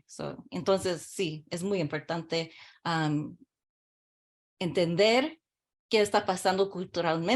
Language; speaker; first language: Spanish; early bilingual, heritage; English